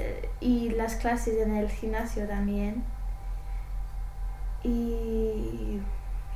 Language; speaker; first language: Spanish; non-native, learner; English